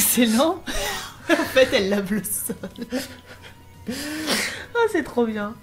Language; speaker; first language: French; native; French